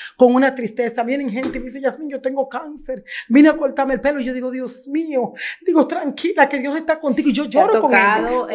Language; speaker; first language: Spanish; native; Spanish